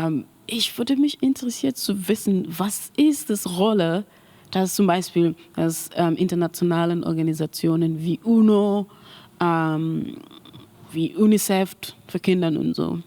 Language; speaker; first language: German; non-native, learner; Mandingo